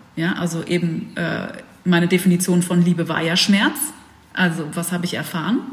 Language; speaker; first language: German; early bilingual, other home language; Dutch